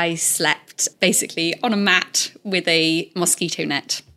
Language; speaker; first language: English; native; English